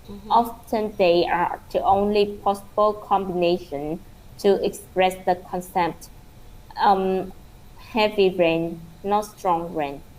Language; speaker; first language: English; non-native, learner; Vietnamese